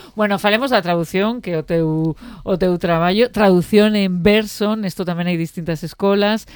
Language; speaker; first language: Galician; native; Galician